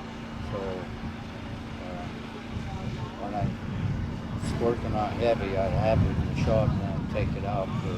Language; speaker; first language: English; native; English